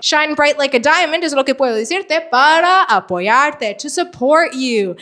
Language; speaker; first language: Spanish; non-native, fluent; English